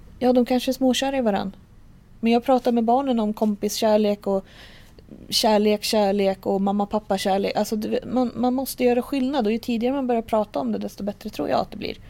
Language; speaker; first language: Swedish; native; Swedish